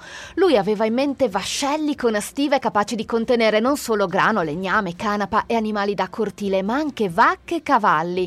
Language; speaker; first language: Italian; native; Italian